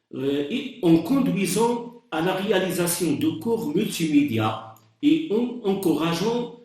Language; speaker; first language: French; non-native, local second language; Arabic